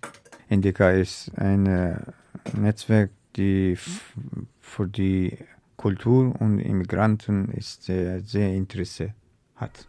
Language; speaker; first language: German; non-native, learner; Persian